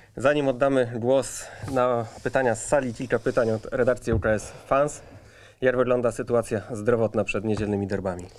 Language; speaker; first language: Polish; native; Polish